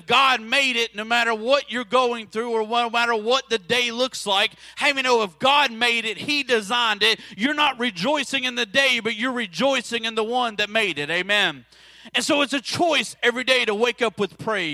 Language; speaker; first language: English; native; English